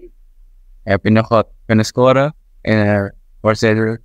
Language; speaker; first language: Dutch; non-native, learner; Indonesian